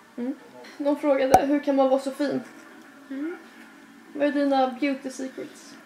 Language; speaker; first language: Swedish; native; Swedish